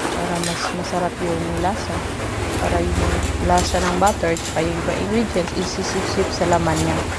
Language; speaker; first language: Filipino; non-native, local second language; Hiligaynon